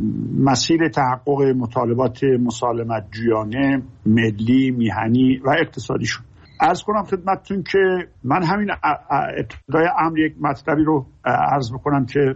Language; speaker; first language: Persian; native; Persian